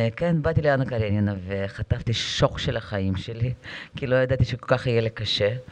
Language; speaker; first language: Hebrew; non-native, fluent; Russian